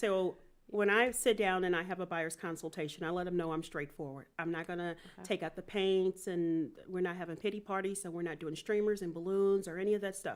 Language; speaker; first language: English; native; English